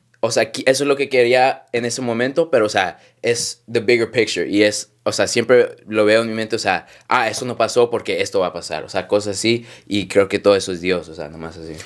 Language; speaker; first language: Spanish; early bilingual, heritage; Spanish